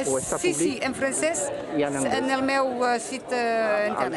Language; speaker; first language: Catalan; non-native, learner; French